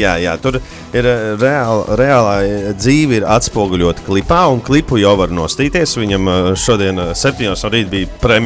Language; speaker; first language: Latvian; native; Latvian